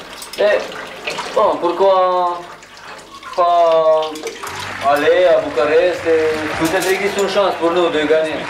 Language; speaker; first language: French; non-native, learner; Romanian